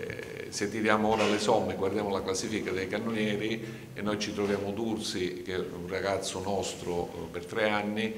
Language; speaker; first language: Italian; native; Italian